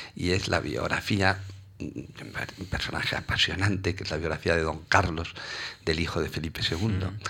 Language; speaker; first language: Spanish; native; Spanish